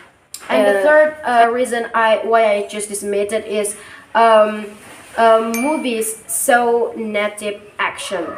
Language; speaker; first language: English; non-native, learner; Indonesian